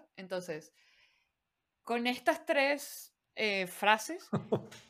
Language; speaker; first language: Spanish; native; Spanish